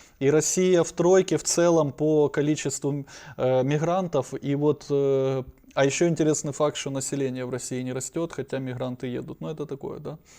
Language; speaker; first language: Russian; non-native, local second language; Ukrainian